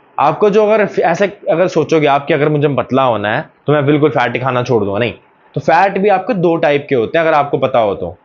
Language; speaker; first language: Hindi; native; Hindi